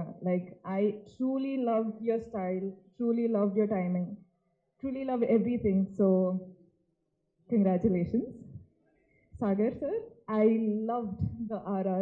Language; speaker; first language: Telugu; non-native, fluent; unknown